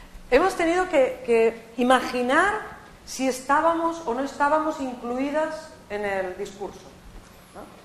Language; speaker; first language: Spanish; native; Spanish